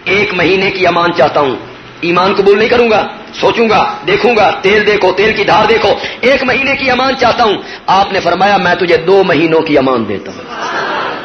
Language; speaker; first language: Urdu; non-native, local second language; Punjabi